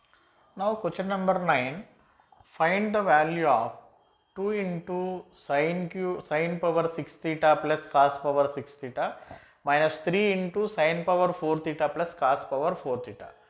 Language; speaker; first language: English; non-native, local second language; Telugu